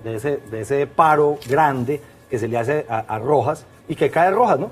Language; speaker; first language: Spanish; native; Spanish